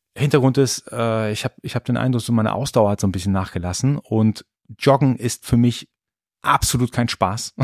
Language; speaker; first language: German; early bilingual, other home language; Persian